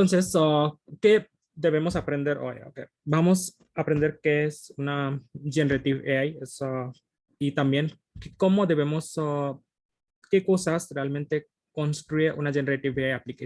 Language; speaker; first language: Spanish; non-native, fluent; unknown